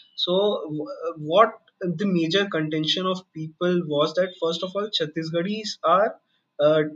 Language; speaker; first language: English; non-native, local second language; Hindi